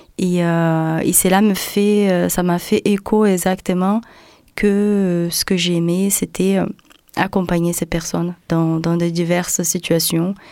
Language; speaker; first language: French; non-native, fluent; Portuguese